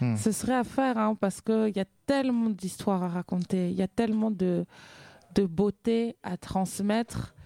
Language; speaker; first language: French; native; French